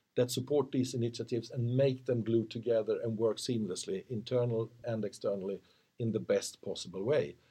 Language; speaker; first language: English; non-native, fluent; Swedish